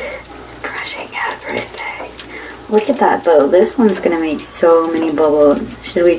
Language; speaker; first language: English; native; English